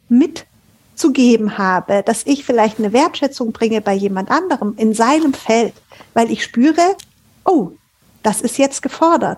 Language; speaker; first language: German; native; German